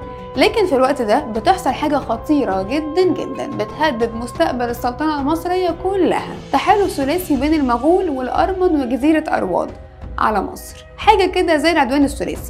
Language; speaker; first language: Arabic; native; Arabic